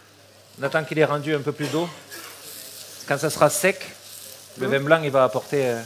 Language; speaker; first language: French; native; French